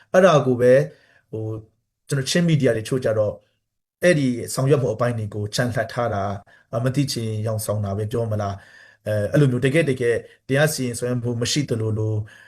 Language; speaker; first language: Burmese; non-native, local second language; Hakha Chin